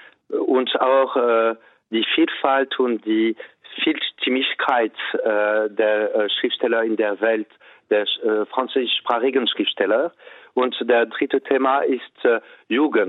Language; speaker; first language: German; non-native, fluent; French